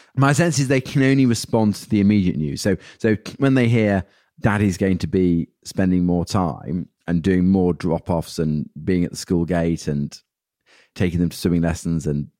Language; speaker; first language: English; native; English